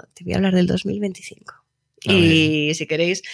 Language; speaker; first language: Spanish; native; Spanish